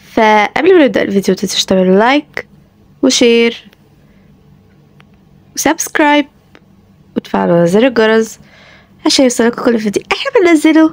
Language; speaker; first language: Arabic; native; Arabic